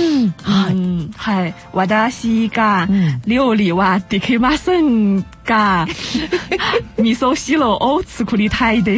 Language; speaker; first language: Japanese; non-native, learner; Chinese